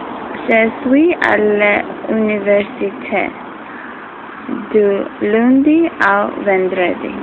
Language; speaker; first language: French; non-native, fluent; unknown